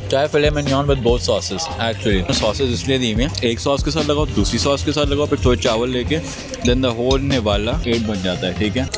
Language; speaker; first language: Urdu; native; Urdu